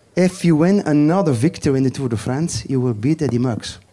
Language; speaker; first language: English; non-native, fluent; Dutch